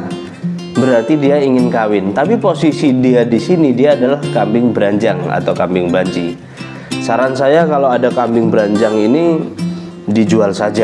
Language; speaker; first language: Indonesian; non-native, local second language; Javanese